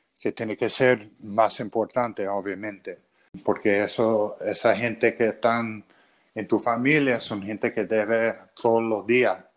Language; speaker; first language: Spanish; early bilingual, other home language; English